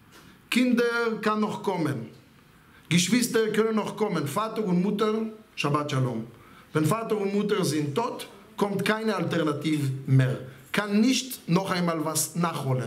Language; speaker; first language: German; non-native, fluent; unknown